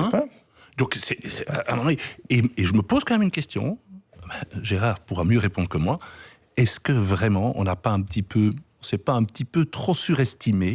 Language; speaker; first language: French; native; French